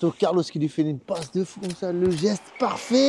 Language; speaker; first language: French; native; French